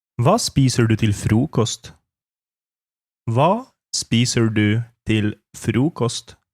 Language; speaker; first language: Norwegian; non-native, fluent; Polish